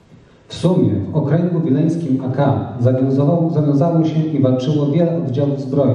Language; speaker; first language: Polish; native; Polish